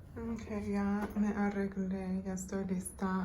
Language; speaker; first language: Spanish; early bilingual, heritage; Spanish